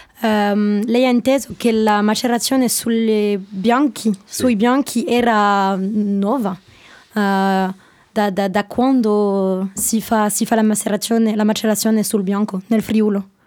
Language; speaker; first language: Italian; non-native, fluent; French